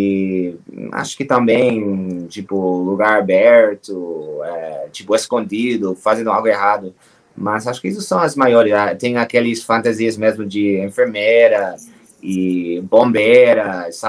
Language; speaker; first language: Portuguese; non-native, fluent; English